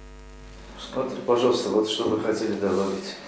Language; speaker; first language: Russian; native; Russian